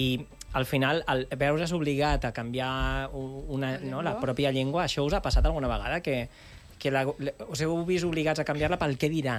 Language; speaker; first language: Catalan; native; Catalan